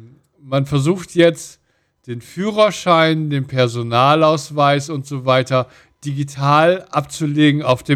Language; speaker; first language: German; native; German